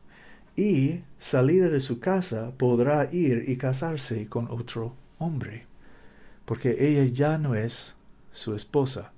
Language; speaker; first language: Spanish; non-native, learner; English